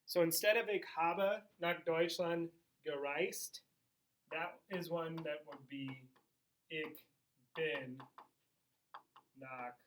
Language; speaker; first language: German; non-native, fluent; English